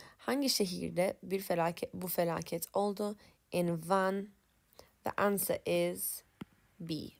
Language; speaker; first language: English; non-native, fluent; Turkish